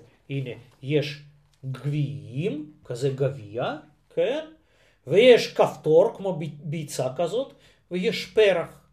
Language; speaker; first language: Hebrew; non-native, fluent; Russian